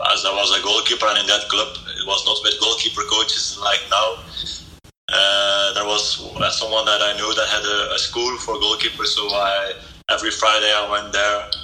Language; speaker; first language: English; non-native, fluent; Dutch